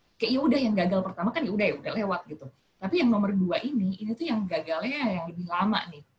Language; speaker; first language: Malay; non-native, local second language; Javanese